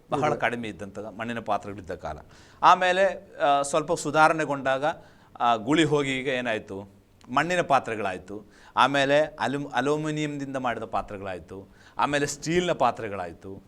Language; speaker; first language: Kannada; non-native, local second language; Malayalam